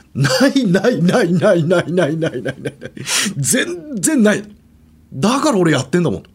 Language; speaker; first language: Japanese; native; Japanese